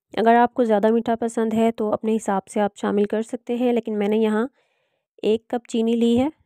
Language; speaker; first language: Urdu; non-native, local second language; Punjabi